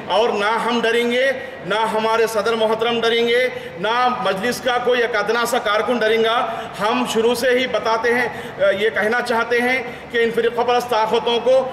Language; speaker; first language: Urdu; native; Urdu